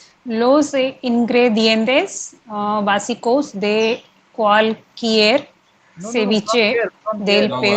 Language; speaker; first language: Spanish; non-native, learner; Hindi